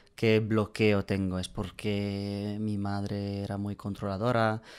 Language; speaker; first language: Spanish; non-native, fluent; English